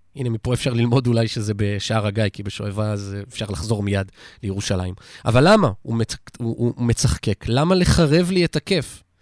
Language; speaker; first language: Hebrew; native; Hebrew